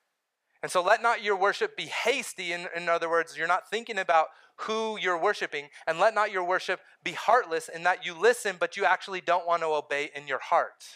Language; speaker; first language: English; native; English